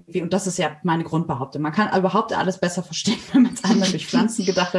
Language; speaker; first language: German; native; German